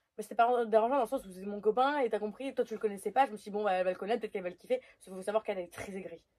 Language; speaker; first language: French; early bilingual, other home language; Spanish